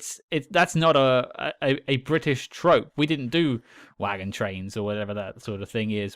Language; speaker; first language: English; native; English